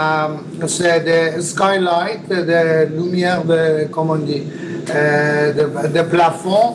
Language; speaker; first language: French; non-native, learner; Persian